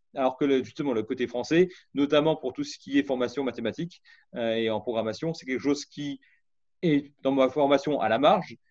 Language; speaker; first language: French; native; French